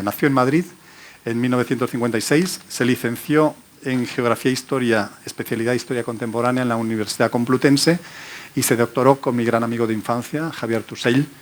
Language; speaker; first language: Spanish; native; Spanish